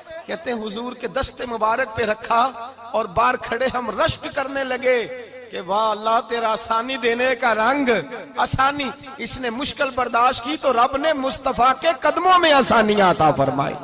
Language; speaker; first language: Hindi; non-native, local second language; Punjabi